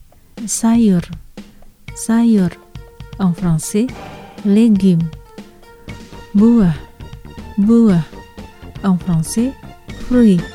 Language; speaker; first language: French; non-native, fluent; Indonesian